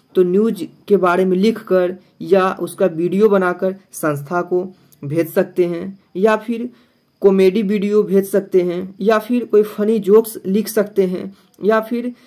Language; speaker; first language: Hindi; native; Hindi